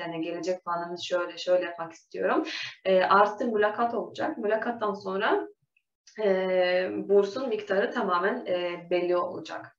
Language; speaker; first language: Turkish; non-native, fluent; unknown